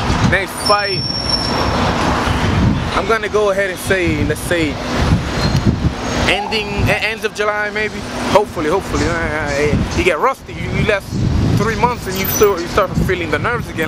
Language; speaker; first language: English; early bilingual, other home language; Spanish